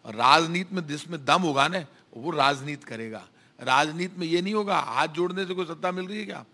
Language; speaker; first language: Hindi; native; Hindi